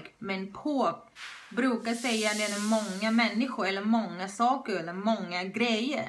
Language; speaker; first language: Swedish; non-native, fluent; Thai